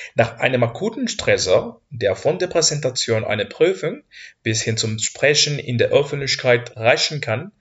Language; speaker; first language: German; non-native, fluent; Spanish